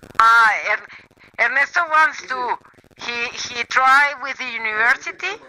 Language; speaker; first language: English; non-native, learner; Spanish